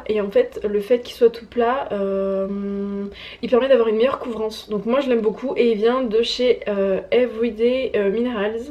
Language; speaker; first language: French; native; French